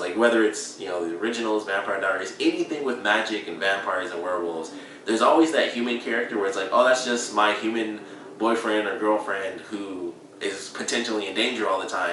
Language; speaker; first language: English; native; English